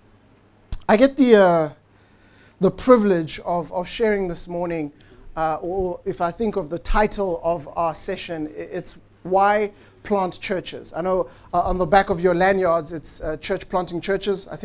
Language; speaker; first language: English; non-native, local second language; Tswana